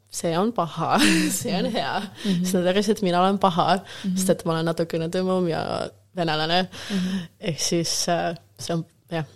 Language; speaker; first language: Estonian; non-native, local second language; Russian